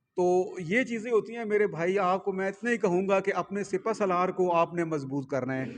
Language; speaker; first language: Urdu; non-native, local second language; Punjabi